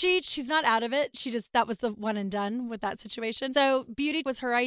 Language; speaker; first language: English; native; English